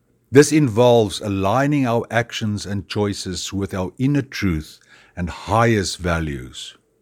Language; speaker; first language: English; non-native, local second language; Afrikaans